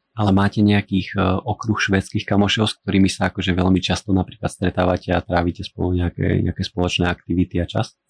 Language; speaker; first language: Slovak; native; Slovak